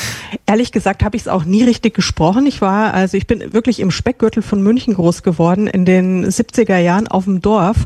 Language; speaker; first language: German; native; German